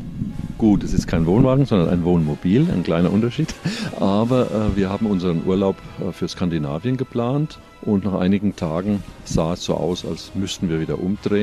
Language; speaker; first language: German; native; German